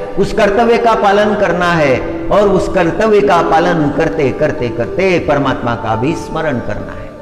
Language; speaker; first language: Hindi; non-native, local second language; Marathi